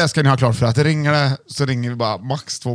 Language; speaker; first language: Swedish; native; Swedish